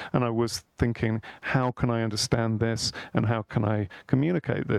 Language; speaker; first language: English; native; English